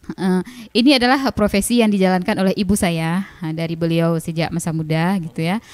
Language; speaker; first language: Indonesian; non-native, local second language; Achinese